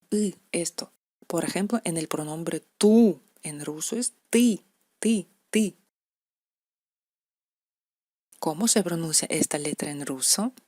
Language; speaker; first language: Spanish; non-native, fluent; Russian